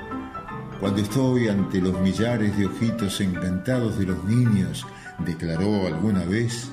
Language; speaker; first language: Spanish; native; Spanish